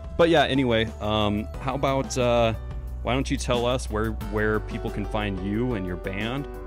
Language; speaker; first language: English; native; English